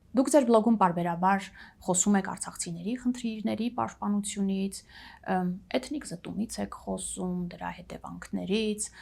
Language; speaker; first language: Armenian; native; Armenian